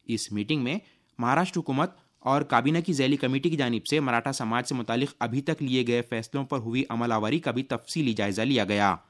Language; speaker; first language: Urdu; native; Urdu